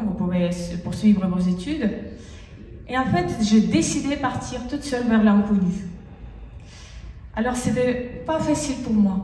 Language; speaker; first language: French; non-native, fluent; Russian